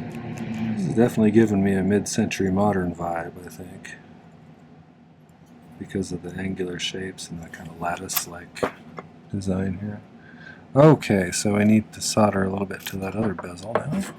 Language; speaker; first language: English; native; English